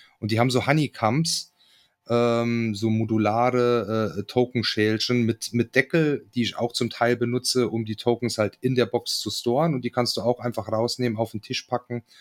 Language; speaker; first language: German; native; German